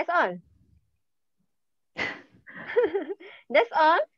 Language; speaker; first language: English; non-native, learner; Malay